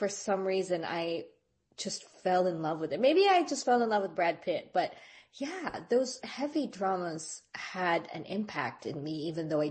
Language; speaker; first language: English; non-native, local second language; Filipino